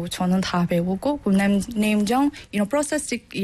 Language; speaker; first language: Korean; non-native, learner; Burmese